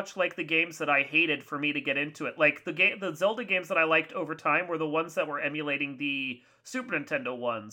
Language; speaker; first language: English; native; English